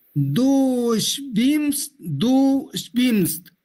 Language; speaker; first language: German; non-native, learner; Spanish